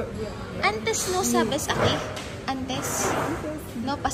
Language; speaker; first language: Spanish; non-native, learner; Filipino